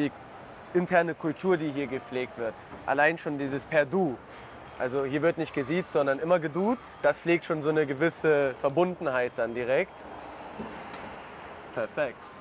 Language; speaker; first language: German; native; German